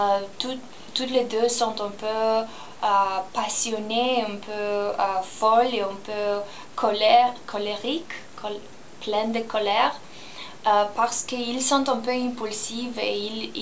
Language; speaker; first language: French; non-native, learner; Romanian